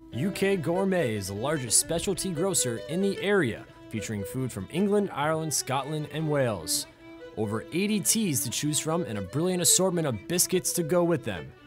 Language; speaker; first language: English; native; English